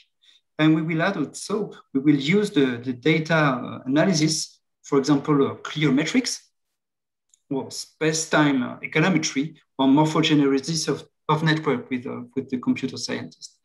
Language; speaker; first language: English; non-native, fluent; French